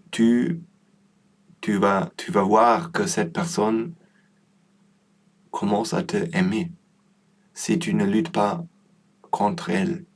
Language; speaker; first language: French; non-native, learner; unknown